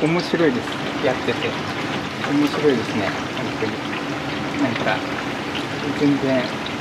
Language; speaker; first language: Japanese; native; Japanese